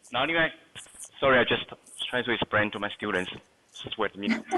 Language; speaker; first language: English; non-native, learner; Chinese